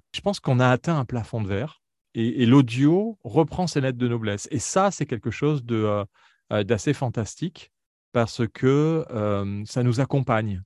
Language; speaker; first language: French; native; French